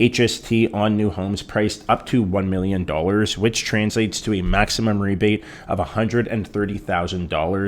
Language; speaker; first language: English; native; English